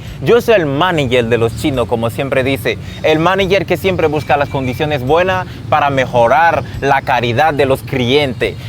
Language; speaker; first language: Spanish; non-native, fluent; Haitian Creole